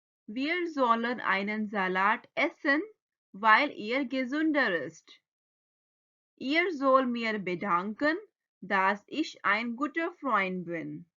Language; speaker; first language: German; non-native, fluent; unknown